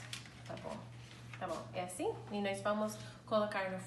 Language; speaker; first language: Portuguese; non-native, learner; English